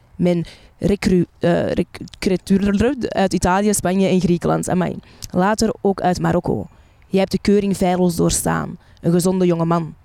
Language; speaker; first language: Dutch; early bilingual, other home language; Arabic